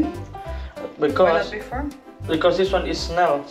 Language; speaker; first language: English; non-native, learner; Indonesian